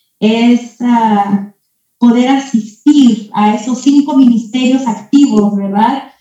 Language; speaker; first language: Spanish; early bilingual, heritage; Spanish